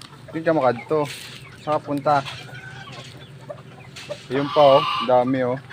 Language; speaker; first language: Filipino; non-native, local second language; Cebuano